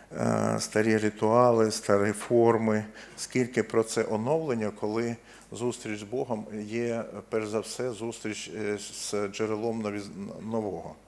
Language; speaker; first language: Ukrainian; non-native, local second language; Russian